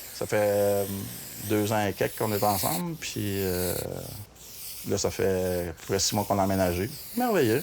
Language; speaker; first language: French; native; French